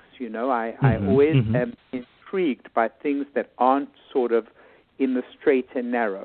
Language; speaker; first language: English; native; English